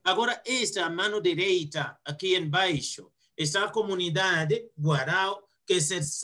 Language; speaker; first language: Portuguese; non-native, fluent; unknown